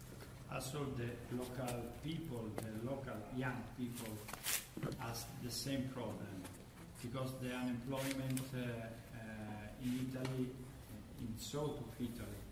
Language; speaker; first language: English; non-native, learner; Italian